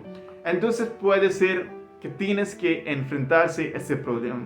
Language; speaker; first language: Spanish; non-native, learner; Hindi